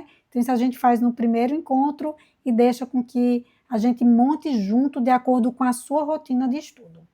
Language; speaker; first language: Portuguese; native; Portuguese